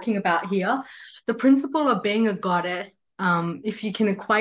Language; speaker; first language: English; non-native, local second language; Hindi